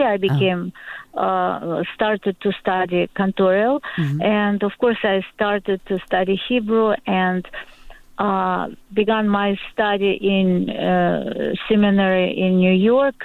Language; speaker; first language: English; non-native, learner; Russian